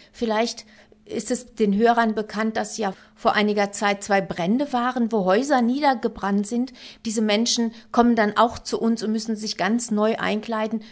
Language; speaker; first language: German; native; German